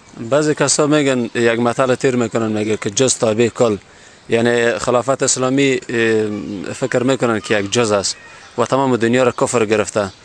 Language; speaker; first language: Persian; native; Persian